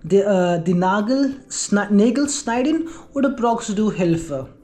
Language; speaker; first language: German; non-native, learner; Hindi